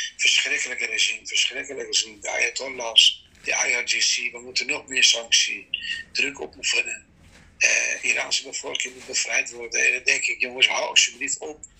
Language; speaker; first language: Dutch; non-native, fluent; Persian